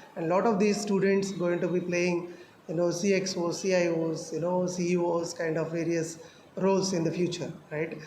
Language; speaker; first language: English; non-native, local second language; Telugu